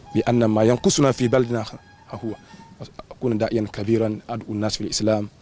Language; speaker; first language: Arabic; non-native, fluent; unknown